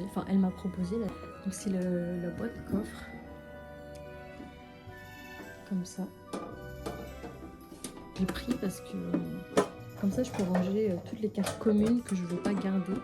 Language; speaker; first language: French; native; French